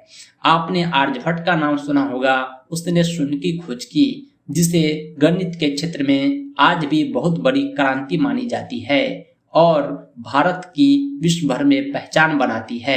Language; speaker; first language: Hindi; native; Hindi